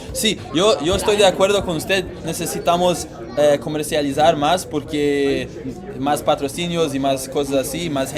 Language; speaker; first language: Spanish; non-native, learner; English